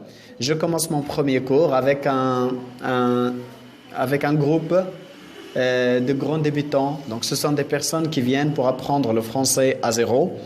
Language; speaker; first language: French; non-native, local second language; Arabic